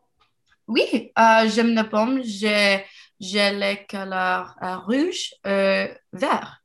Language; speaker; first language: French; non-native, learner; English